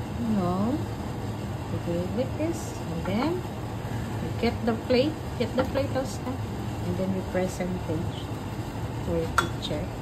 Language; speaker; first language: English; non-native, learner; Filipino